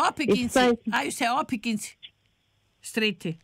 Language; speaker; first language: English; non-native, learner; Italian